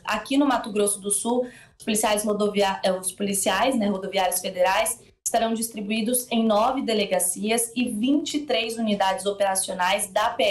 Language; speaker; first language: Portuguese; native; Portuguese